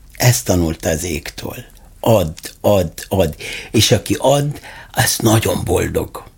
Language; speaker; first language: Hungarian; non-native, fluent; Arabic